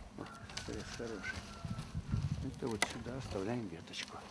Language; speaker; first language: Russian; non-native, local second language; Ukrainian